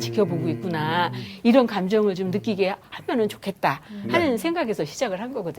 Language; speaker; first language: Korean; native; Korean